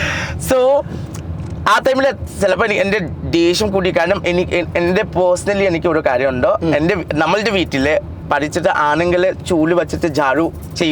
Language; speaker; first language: Malayalam; non-native, local second language; Assamese